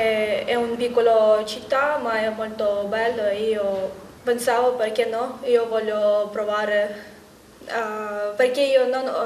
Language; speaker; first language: Italian; non-native, learner; Ukrainian